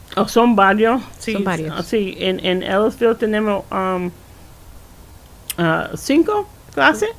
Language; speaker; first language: Spanish; early bilingual, heritage; Spanish